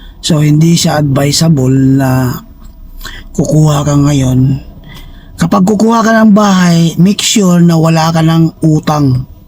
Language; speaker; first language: Filipino; non-native, local second language; Cebuano